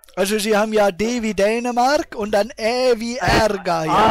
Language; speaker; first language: German; native; German